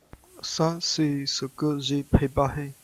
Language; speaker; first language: French; non-native, learner; Chinese